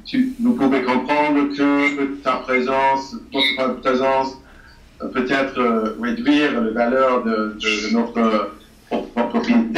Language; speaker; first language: French; non-native, fluent; English